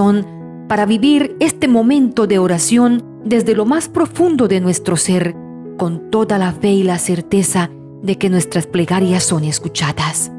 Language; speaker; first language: Spanish; native; Spanish